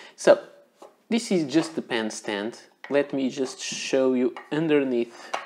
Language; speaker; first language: English; non-native, fluent; Portuguese